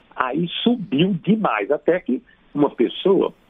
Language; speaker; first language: Portuguese; native; Portuguese